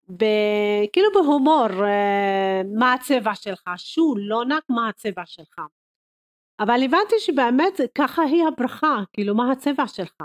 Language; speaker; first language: Hebrew; non-native, local second language; Arabic